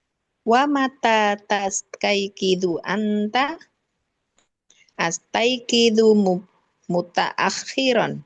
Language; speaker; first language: Arabic; non-native, learner; Indonesian